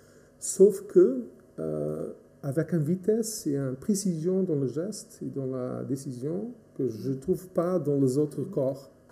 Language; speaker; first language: French; non-native, fluent; Portuguese